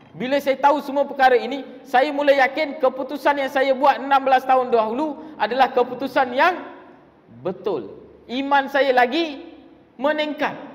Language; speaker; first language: Malay; non-native, local second language; Tamil